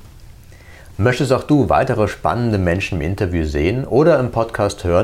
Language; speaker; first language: German; native; German